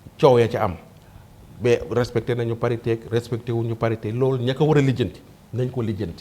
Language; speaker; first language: Wolof; native; Wolof